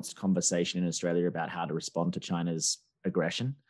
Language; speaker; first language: English; native; English